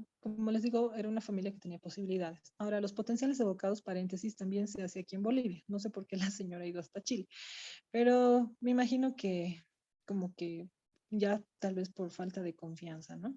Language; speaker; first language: Spanish; native; Spanish